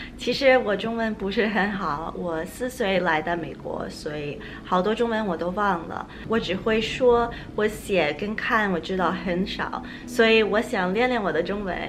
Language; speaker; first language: Chinese; early bilingual, heritage; Chinese